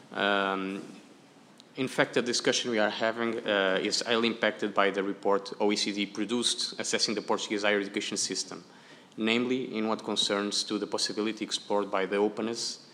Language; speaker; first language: English; non-native, fluent; Portuguese